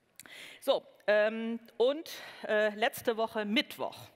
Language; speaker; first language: German; native; German